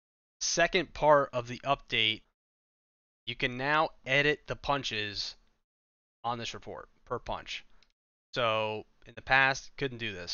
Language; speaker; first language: English; native; English